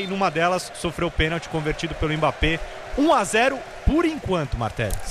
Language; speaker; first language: Portuguese; native; Portuguese